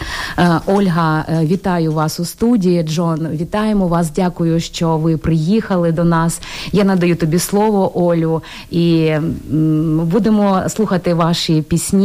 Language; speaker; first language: Ukrainian; native; Ukrainian